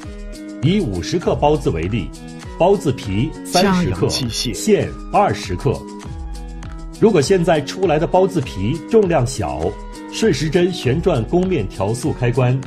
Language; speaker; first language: Chinese; native; Chinese